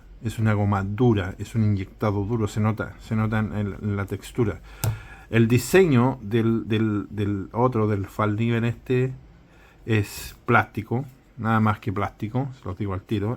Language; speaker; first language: Spanish; native; Spanish